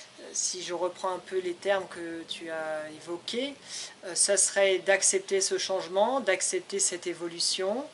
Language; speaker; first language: French; native; French